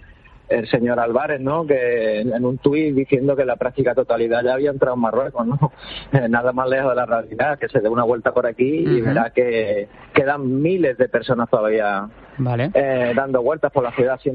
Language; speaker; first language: Spanish; native; Spanish